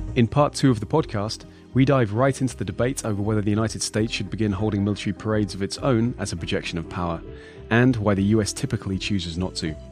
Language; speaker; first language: English; native; English